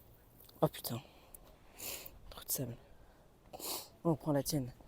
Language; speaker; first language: French; native; French